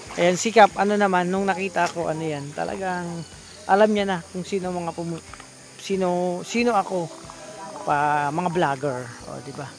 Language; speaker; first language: Filipino; non-native, local second language; Bikol